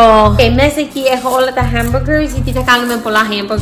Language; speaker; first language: Greek; early bilingual, heritage; English